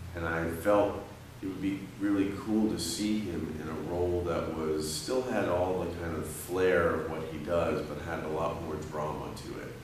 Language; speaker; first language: English; native; English